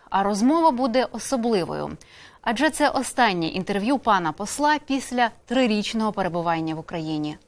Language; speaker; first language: Ukrainian; native; Ukrainian